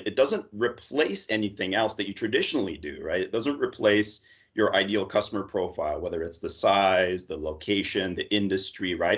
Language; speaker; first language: English; native; English